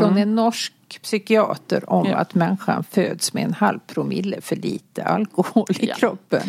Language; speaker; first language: Swedish; native; Swedish